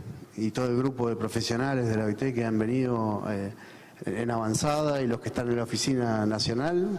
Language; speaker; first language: Spanish; native; Spanish